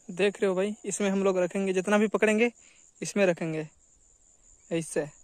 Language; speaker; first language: Hindi; non-native, local second language; Santali